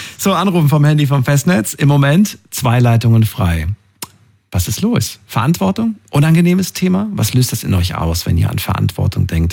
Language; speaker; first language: German; native; German